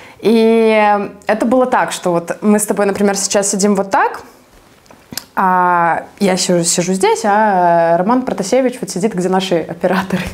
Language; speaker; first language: Russian; native; Russian